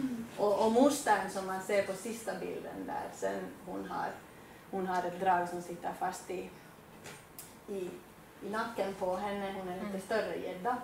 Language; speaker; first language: Swedish; native; Swedish